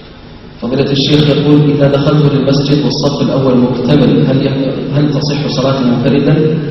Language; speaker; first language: Arabic; native; Arabic